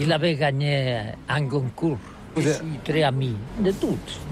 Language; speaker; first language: French; non-native, learner; Catalan